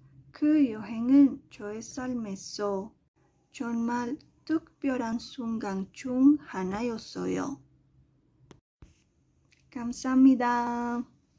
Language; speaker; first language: Korean; non-native, learner; Spanish